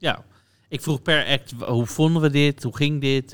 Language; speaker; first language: Dutch; native; Dutch